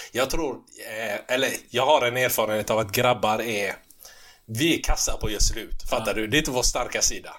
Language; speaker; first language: Swedish; early bilingual, other home language; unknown